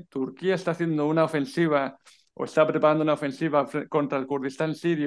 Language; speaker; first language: Spanish; native; Spanish